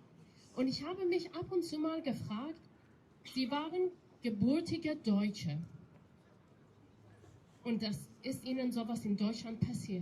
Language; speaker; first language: German; non-native, fluent; Persian